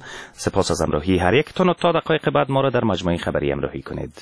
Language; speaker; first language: Persian; native; Persian